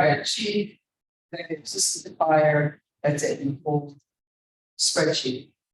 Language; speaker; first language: English; native; English